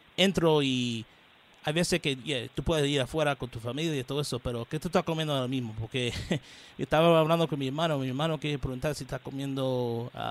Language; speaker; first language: Spanish; early bilingual, heritage; Spanish